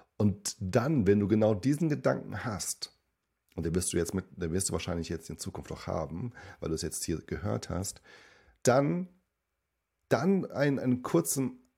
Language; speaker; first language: German; native; German